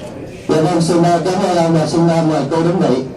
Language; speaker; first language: Vietnamese; native; Vietnamese